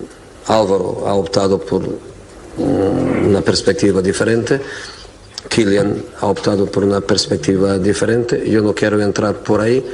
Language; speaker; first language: Spanish; non-native, fluent; Portuguese